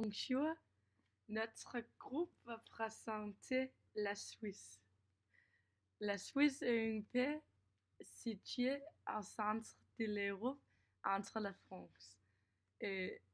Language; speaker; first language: French; non-native, learner; Danish